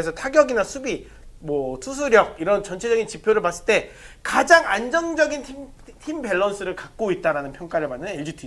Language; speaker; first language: Korean; native; Korean